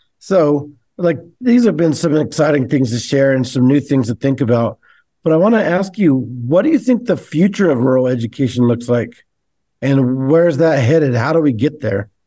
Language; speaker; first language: English; native; English